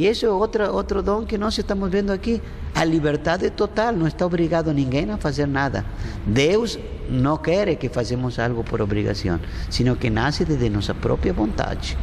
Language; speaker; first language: Portuguese; non-native, fluent; Spanish